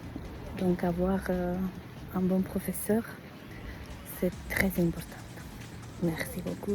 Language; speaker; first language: French; non-native, fluent; Spanish